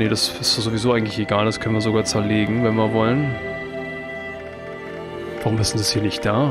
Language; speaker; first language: German; native; German